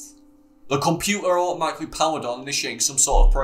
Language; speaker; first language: English; native; English